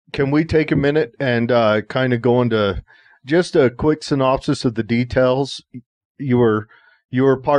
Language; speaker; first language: English; native; English